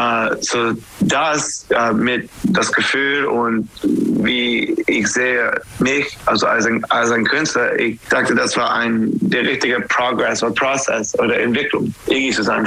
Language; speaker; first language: German; non-native, fluent; English